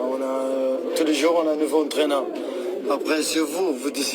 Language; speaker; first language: French; non-native, learner; Arabic